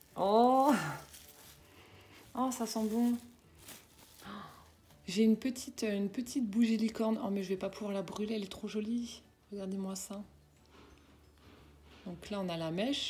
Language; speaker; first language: French; native; French